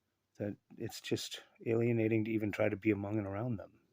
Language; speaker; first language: English; native; English